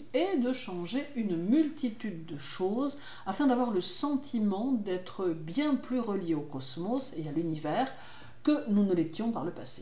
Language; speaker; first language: French; native; French